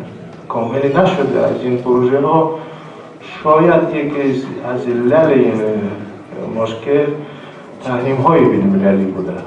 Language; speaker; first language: Persian; non-native, fluent; Kyrgyz